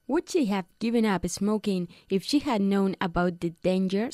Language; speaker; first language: English; non-native, fluent; Spanish